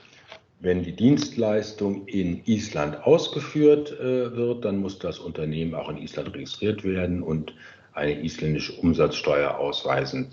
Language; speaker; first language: German; native; German